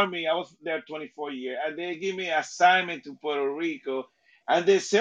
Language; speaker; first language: English; non-native, fluent; Spanish